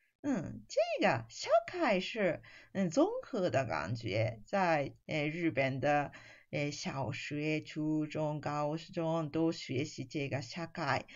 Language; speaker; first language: Chinese; non-native, fluent; Japanese